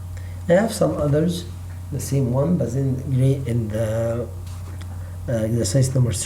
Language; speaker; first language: English; non-native, learner; Arabic